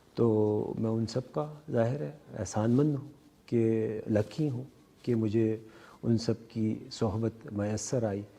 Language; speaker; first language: Urdu; native; Urdu